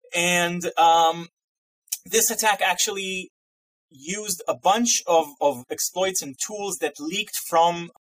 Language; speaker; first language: English; non-native, fluent; Hebrew